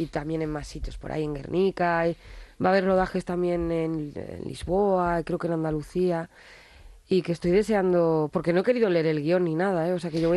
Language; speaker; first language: Spanish; native; Spanish